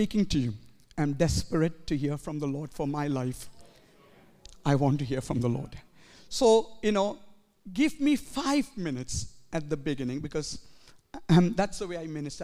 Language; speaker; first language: English; non-native, local second language; Malayalam